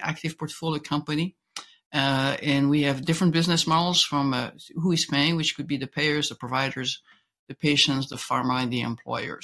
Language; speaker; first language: English; non-native, fluent; French